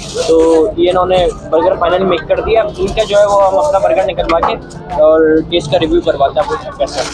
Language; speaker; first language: Urdu; native; Urdu